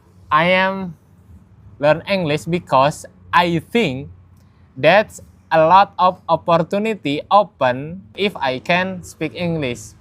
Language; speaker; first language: English; non-native, learner; Indonesian